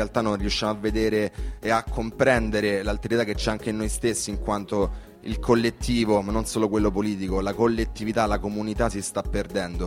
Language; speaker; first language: Italian; native; Italian